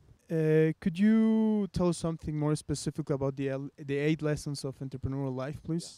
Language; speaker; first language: English; non-native, fluent; Spanish